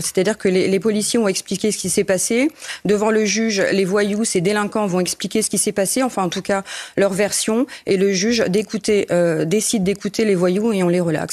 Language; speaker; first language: French; native; French